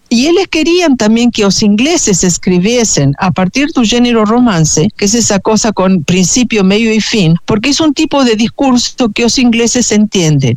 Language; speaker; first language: Portuguese; non-native, fluent; Spanish